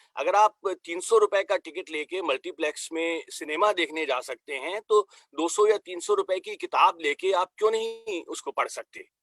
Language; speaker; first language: Hindi; native; Hindi